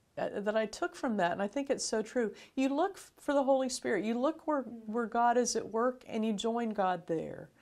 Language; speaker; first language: English; native; English